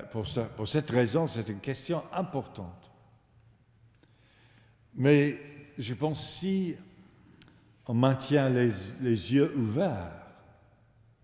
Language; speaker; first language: French; non-native, fluent; English